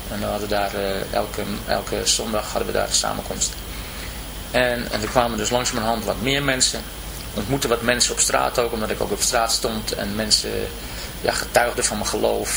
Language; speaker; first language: Dutch; native; Dutch